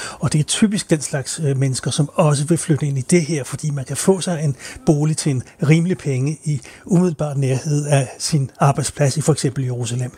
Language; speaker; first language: Danish; native; Danish